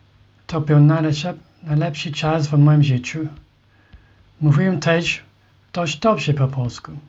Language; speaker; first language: Polish; non-native, fluent; English